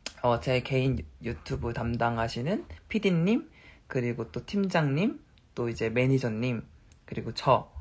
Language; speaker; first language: Korean; native; Korean